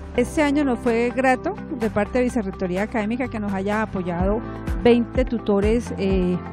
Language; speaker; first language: Spanish; non-native, fluent; French